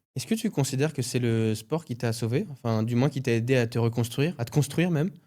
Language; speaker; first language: French; native; French